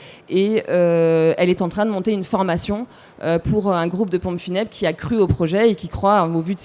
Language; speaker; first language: French; native; French